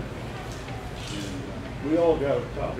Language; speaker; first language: English; native; English